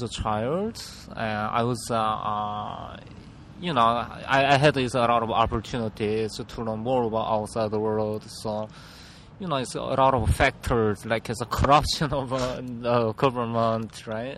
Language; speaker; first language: English; non-native, learner; Korean